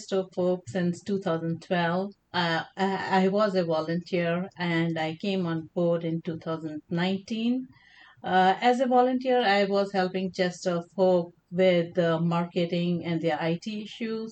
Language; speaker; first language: English; non-native, local second language; Kashmiri